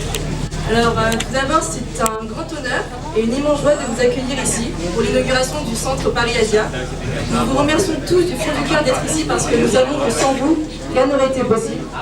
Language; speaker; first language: French; native; French